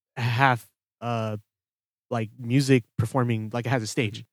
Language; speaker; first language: English; early bilingual, other home language; Filipino